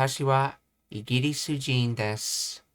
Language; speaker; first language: Japanese; non-native, learner; English